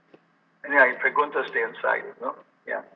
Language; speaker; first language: Spanish; non-native, learner; English